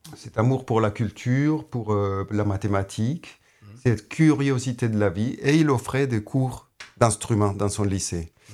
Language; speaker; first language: French; non-native, fluent; Spanish